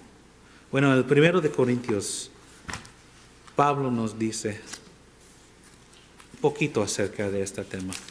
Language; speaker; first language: Spanish; non-native, fluent; English